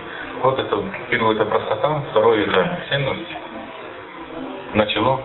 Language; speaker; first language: Russian; non-native, fluent; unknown